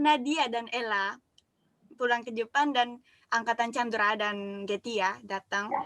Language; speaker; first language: Indonesian; non-native, fluent; Japanese